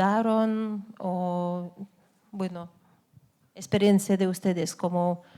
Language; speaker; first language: Spanish; non-native, fluent; Lithuanian